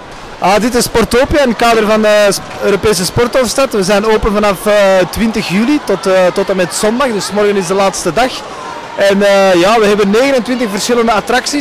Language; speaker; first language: Dutch; native; Dutch